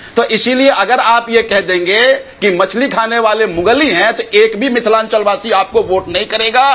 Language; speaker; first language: Hindi; native; Hindi